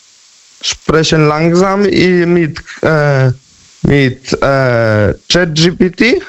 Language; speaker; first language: German; non-native, learner; Polish